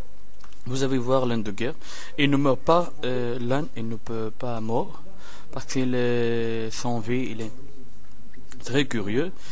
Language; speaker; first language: French; non-native, local second language; Arabic